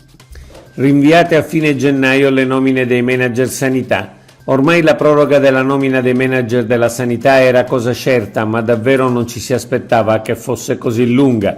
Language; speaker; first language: Italian; native; Italian